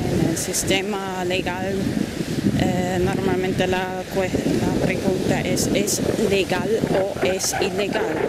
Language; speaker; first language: Spanish; non-native, fluent; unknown